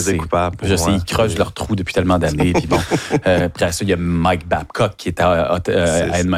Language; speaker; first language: French; native; French